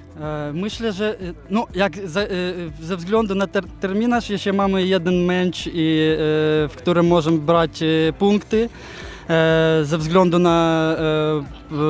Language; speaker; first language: Polish; non-native, learner; Ukrainian